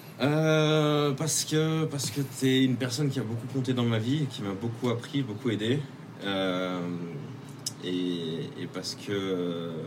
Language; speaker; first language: French; native; French